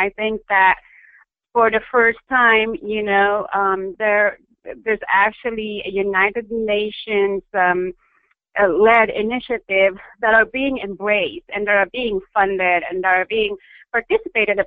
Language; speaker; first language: English; non-native, local second language; Filipino